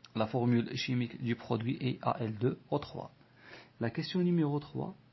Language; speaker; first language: French; non-native, local second language; Arabic